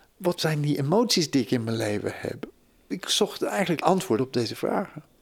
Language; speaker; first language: Dutch; non-native, fluent; English